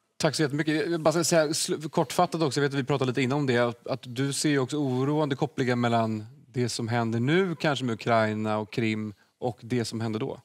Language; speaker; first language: Swedish; native; Swedish